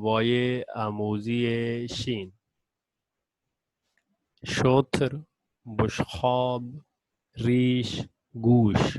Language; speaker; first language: Persian; non-native, fluent; Urdu